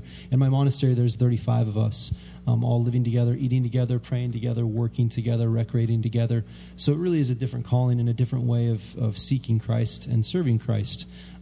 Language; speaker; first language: English; native; English